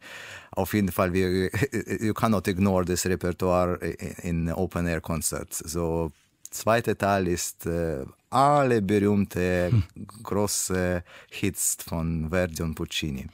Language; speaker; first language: German; non-native, learner; Russian